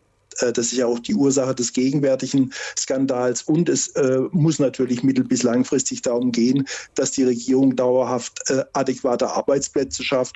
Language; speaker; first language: German; native; German